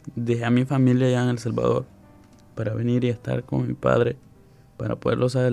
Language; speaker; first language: Spanish; native; Spanish